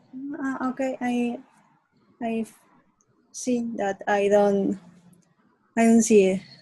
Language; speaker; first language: English; non-native, learner; Spanish